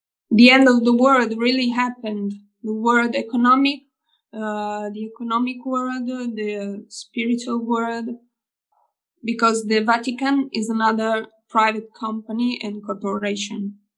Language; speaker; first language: English; non-native, fluent; Italian